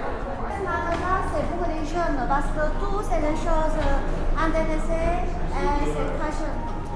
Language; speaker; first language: French; non-native, learner; Chinese